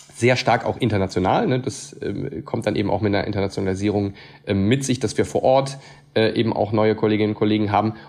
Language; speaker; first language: German; native; German